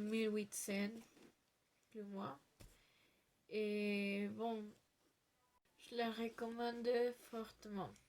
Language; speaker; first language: French; non-native, learner; Spanish